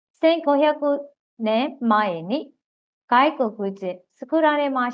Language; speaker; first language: Japanese; non-native, fluent; Burmese